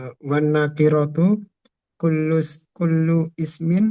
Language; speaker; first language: Arabic; non-native, learner; Indonesian